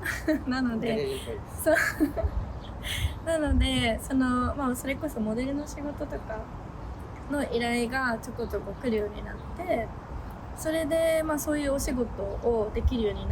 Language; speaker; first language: Japanese; native; Japanese